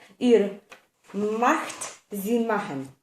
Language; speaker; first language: German; non-native, fluent; Polish